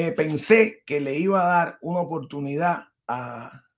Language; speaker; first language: Spanish; native; Spanish